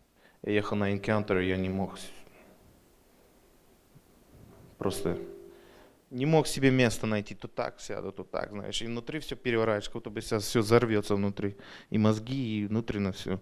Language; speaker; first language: Russian; early bilingual, heritage; Russian